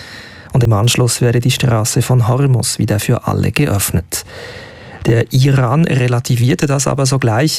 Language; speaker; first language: German; native; German